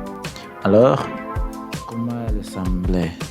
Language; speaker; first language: French; non-native, learner; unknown